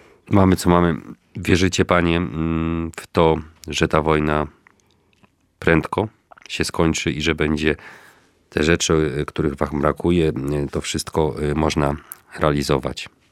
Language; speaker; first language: Polish; native; Polish